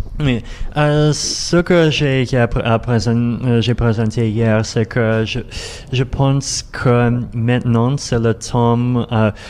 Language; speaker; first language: French; non-native, learner; Russian